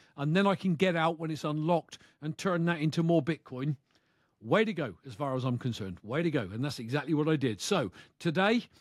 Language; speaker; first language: English; native; English